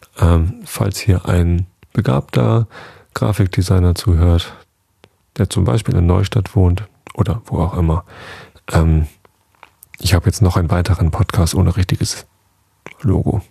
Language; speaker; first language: German; native; German